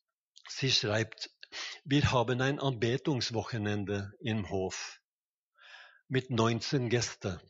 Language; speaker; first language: German; non-native, fluent; Norwegian